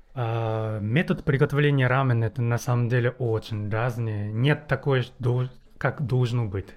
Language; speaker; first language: Russian; non-native, learner; Japanese